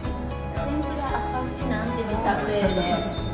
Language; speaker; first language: Italian; non-native, learner; Japanese